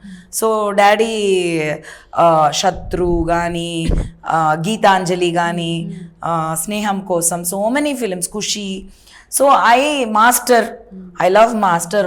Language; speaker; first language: Telugu; non-native, local second language; Tamil